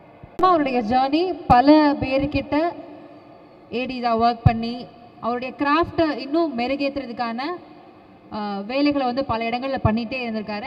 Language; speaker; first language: Tamil; native; Tamil